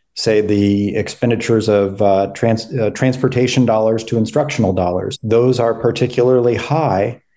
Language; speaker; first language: English; native; English